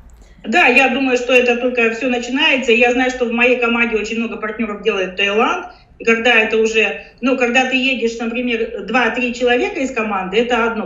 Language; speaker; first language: Russian; native; Russian